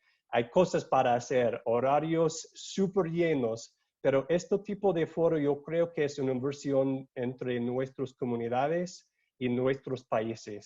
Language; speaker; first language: Spanish; non-native, learner; English